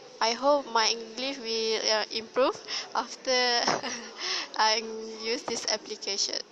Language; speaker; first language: English; non-native, learner; Malay